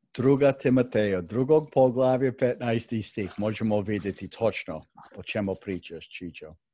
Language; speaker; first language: Croatian; early bilingual, heritage; Croatian